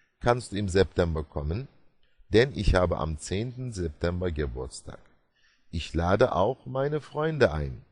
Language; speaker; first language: German; non-native, fluent; Turkish